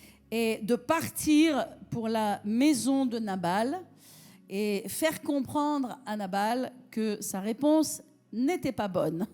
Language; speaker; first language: French; native; French